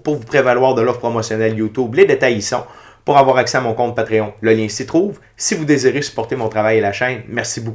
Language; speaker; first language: French; native; French